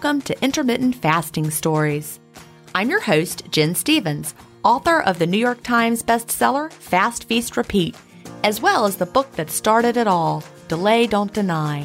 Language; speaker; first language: English; native; English